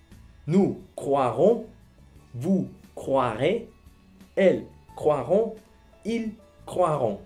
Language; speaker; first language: French; non-native, fluent; Spanish